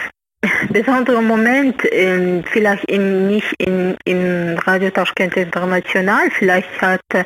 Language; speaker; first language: German; non-native, learner; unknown